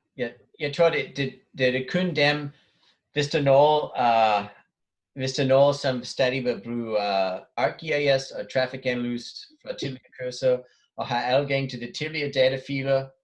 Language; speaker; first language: Danish; non-native, fluent; English